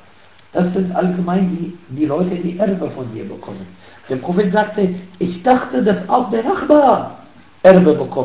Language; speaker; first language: German; non-native, fluent; Arabic